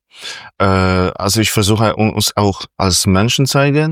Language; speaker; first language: German; non-native, fluent; Polish